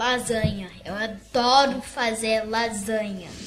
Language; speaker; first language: Portuguese; early bilingual, heritage; Portuguese